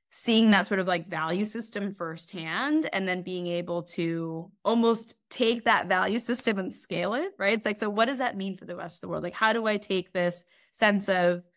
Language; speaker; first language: English; native; English